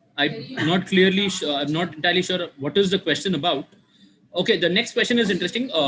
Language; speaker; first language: English; non-native, local second language; Marathi